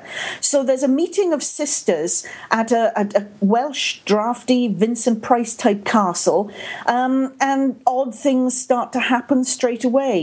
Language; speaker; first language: English; native; English